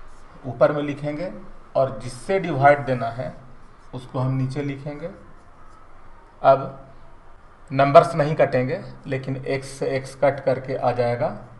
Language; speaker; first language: Hindi; native; Hindi